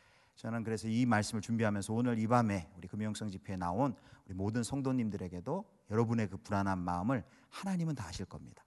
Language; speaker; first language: Korean; native; Korean